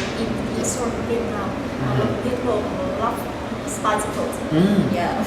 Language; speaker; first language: English; non-native, learner; Vietnamese